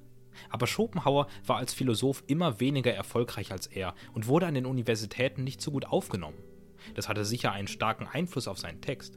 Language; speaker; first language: German; native; German